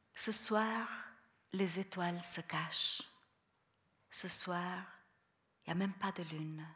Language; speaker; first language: French; non-native, fluent; Albanian